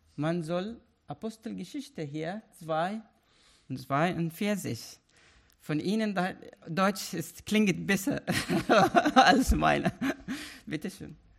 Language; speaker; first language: German; non-native, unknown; Arabic